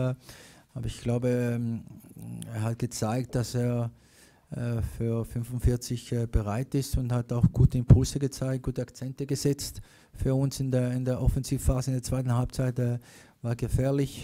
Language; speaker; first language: German; non-native, fluent; Italian